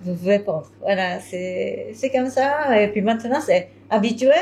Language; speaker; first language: French; non-native, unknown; Japanese